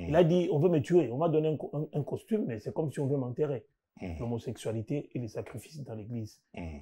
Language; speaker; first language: French; non-native, local second language; Lingala